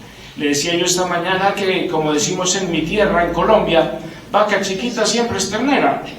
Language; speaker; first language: Spanish; native; Spanish